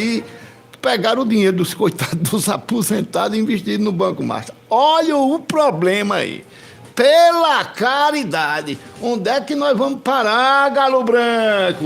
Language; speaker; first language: Portuguese; native; Portuguese